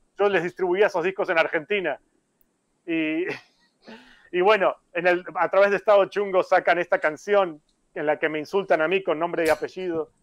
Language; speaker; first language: Spanish; native; Spanish